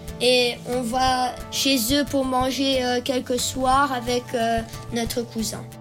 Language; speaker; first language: French; early bilingual, heritage; French